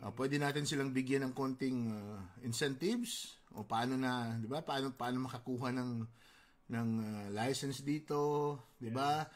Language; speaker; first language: Filipino; non-native, local second language; Bikol